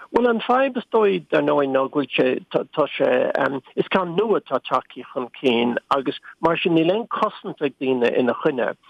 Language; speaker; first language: Irish; native; Irish